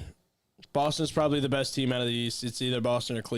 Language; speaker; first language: English; native; English